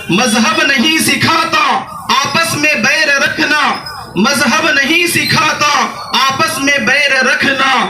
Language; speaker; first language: Urdu; native; Urdu